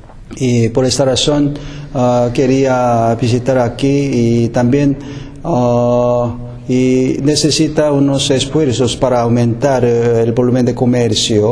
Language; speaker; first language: Spanish; non-native, fluent; Korean